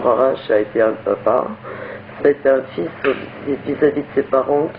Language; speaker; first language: French; native; French